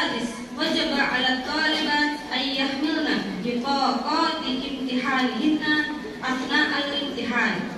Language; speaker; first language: Arabic; non-native, learner; Indonesian